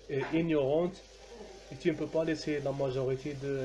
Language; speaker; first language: French; non-native, local second language; Arabic